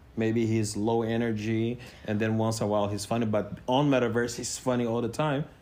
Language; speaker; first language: English; non-native, fluent; Portuguese